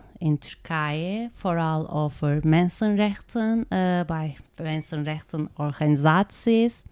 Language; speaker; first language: Dutch; non-native, learner; Turkish